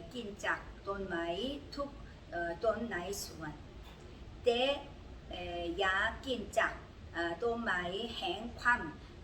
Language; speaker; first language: Thai; non-native, learner; Korean